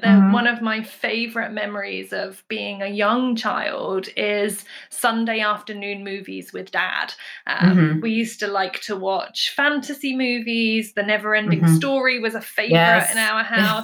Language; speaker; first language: English; native; English